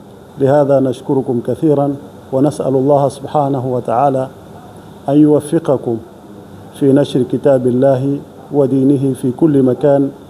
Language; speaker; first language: Arabic; non-native, fluent; Swahili